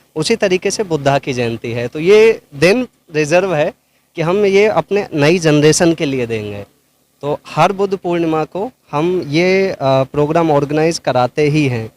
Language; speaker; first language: Hindi; native; Hindi